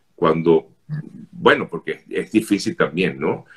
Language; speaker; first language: Spanish; native; Spanish